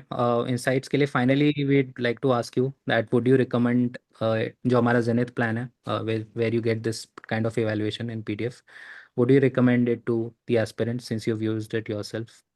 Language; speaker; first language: English; non-native, local second language; Hindi